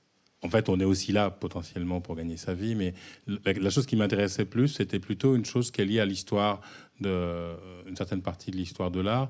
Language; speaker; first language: French; native; French